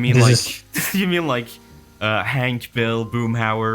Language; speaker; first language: English; non-native, fluent; Norwegian